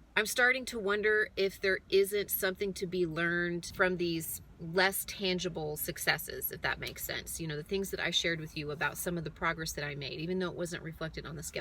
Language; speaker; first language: English; native; English